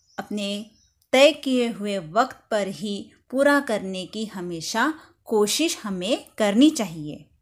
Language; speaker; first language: Hindi; non-native, local second language; Marathi